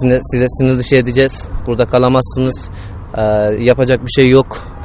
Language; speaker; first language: Turkish; non-native, fluent; Persian